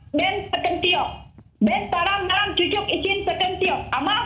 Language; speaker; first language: Turkish; non-native, learner; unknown